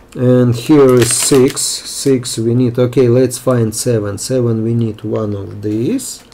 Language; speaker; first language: English; non-native, fluent; Russian